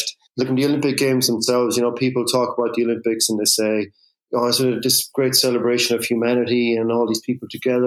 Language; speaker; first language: English; native; English